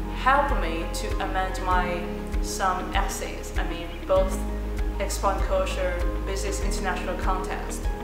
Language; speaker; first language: English; non-native, fluent; Chinese